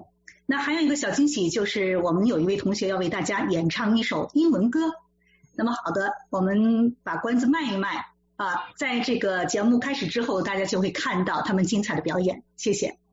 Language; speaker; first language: Chinese; native; Chinese